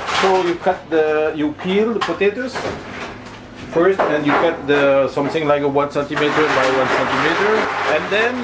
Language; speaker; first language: English; non-native, local second language; French